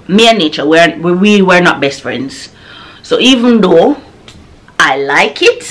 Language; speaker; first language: English; non-native, local second language; Jamaican Creole English